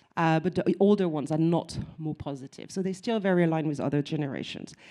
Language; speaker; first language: English; non-native, fluent; French